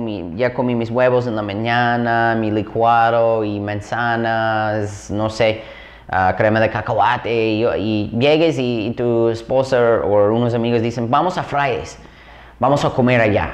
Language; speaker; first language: Spanish; non-native, fluent; English